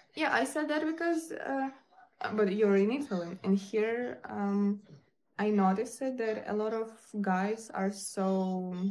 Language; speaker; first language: English; non-native, learner; Ukrainian